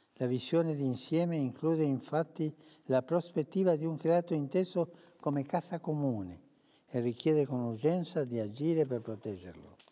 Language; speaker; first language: Italian; early bilingual, heritage; Spanish